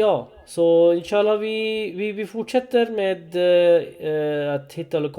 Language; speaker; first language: Swedish; non-native, learner; Urdu